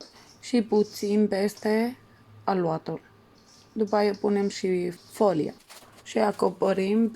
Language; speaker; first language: Romanian; non-native, learner; Arabic